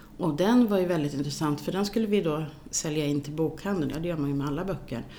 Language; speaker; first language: Swedish; native; Swedish